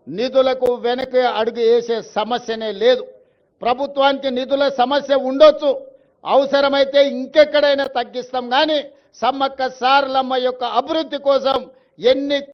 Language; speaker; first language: Telugu; native; Telugu